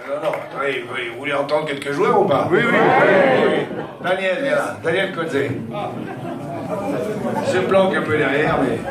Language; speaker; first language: French; native; French